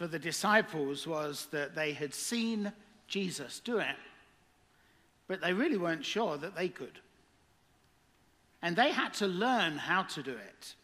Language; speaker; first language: English; native; English